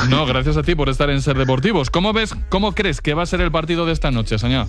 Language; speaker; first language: Spanish; native; Spanish